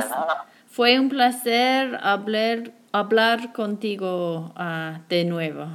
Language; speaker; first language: Spanish; non-native, fluent; English